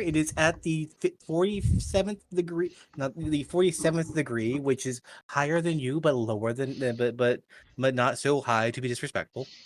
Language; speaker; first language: English; native; English